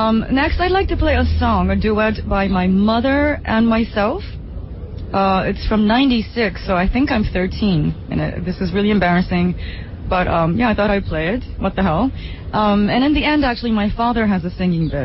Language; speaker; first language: English; early bilingual, other home language; Japanese